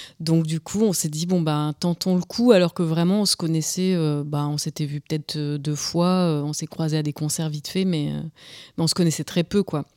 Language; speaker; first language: French; native; French